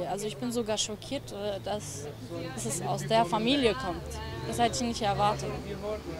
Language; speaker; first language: German; native; German